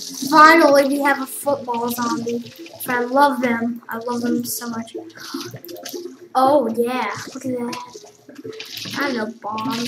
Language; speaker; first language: English; native; English